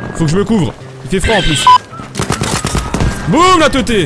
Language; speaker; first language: French; native; French